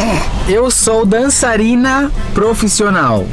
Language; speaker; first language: Portuguese; native; Portuguese